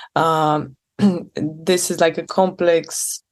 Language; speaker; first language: English; non-native, fluent; Russian